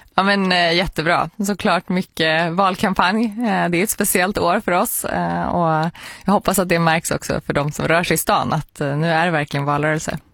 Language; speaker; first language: Swedish; native; Swedish